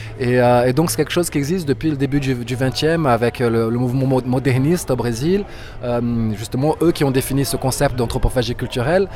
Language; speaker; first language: French; non-native, fluent; Portuguese